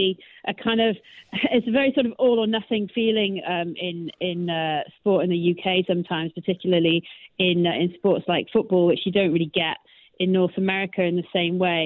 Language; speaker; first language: English; native; English